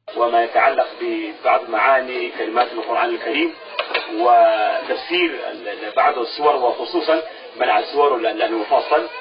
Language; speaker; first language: Arabic; non-native, fluent; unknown